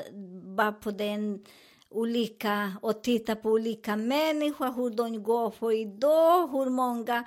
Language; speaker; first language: Swedish; non-native, learner; Spanish